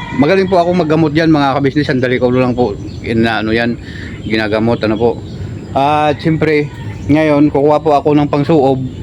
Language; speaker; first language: Filipino; non-native, local second language; Bikol